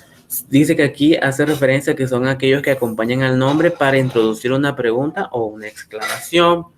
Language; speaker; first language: Spanish; native; Spanish